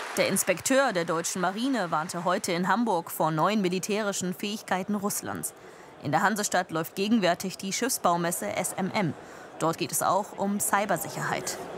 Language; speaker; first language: German; native; German